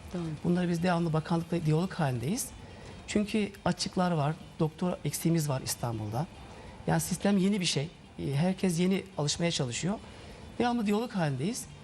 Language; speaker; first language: Turkish; native; Turkish